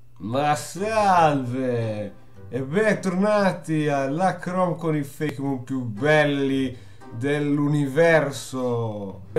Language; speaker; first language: Italian; native; Italian